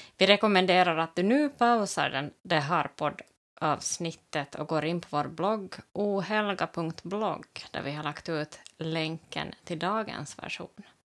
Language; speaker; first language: Swedish; native; Swedish